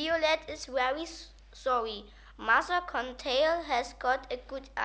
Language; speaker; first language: English; non-native, learner; German